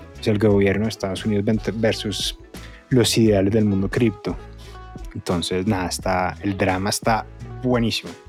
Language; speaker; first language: Spanish; native; Spanish